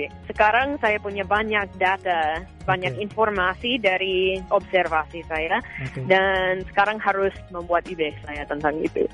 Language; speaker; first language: Indonesian; non-native, fluent; English